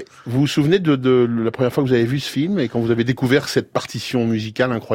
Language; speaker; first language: French; native; French